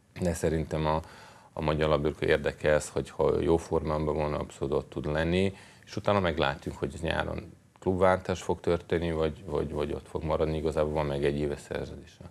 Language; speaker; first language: Hungarian; non-native, fluent; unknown